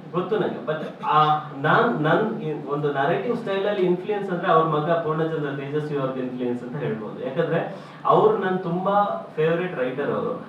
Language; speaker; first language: Kannada; native; Kannada